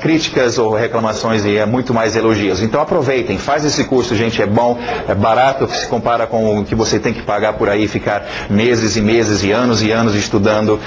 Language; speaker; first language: Portuguese; non-native, fluent; English